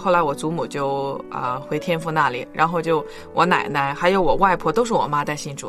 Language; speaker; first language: Chinese; native; Chinese